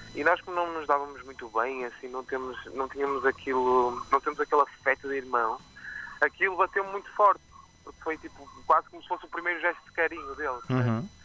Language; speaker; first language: Portuguese; native; Portuguese